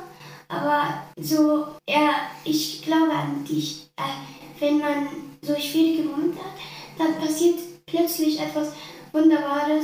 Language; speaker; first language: German; early bilingual, other home language; Arabic